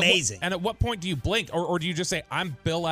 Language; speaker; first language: English; native; English